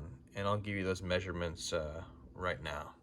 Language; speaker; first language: English; native; English